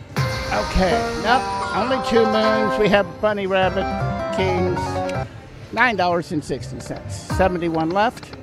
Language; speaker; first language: English; native; English